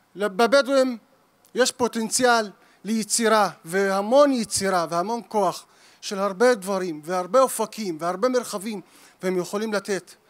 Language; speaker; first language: Hebrew; native; Hebrew